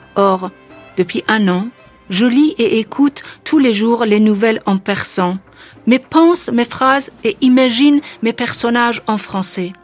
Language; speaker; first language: French; non-native, fluent; Persian